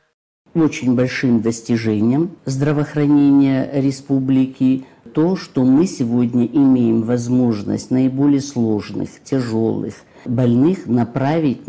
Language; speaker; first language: Russian; native; Russian